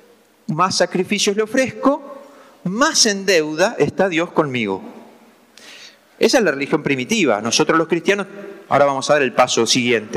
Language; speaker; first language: Spanish; native; Spanish